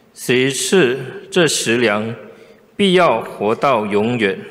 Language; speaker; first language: Chinese; native; Chinese